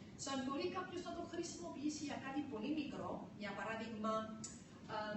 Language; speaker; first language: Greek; early bilingual, heritage; Greek